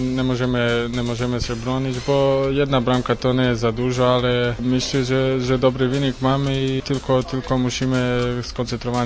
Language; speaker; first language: Polish; non-native, fluent; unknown